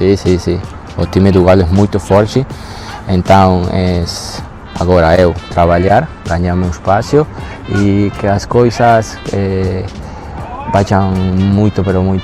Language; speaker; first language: Portuguese; non-native, learner; Spanish